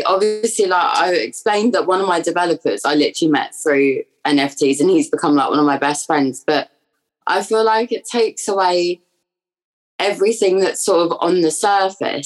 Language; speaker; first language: English; native; English